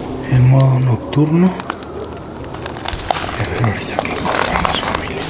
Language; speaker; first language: Spanish; native; Spanish